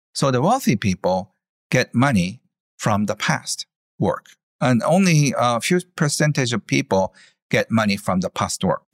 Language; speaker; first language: English; non-native, fluent; Japanese